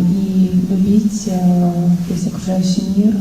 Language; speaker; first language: Russian; native; Russian